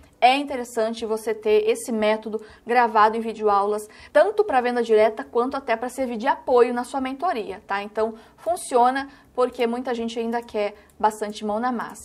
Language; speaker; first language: Portuguese; native; Portuguese